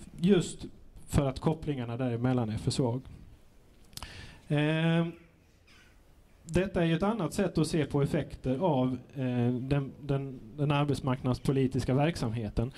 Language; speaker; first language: Swedish; native; Swedish